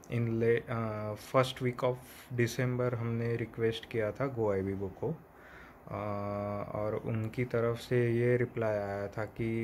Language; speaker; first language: Hindi; non-native, local second language; Gujarati